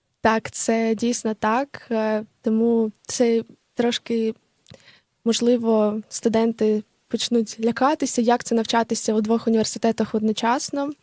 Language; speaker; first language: Ukrainian; native; Ukrainian